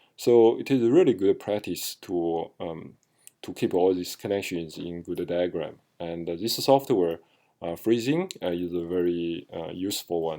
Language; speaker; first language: English; non-native, fluent; Chinese